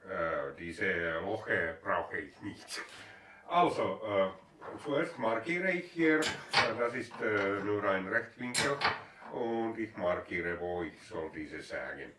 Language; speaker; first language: German; non-native, learner; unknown